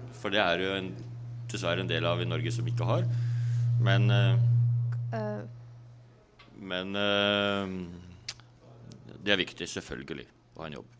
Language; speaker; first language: Norwegian; native; Norwegian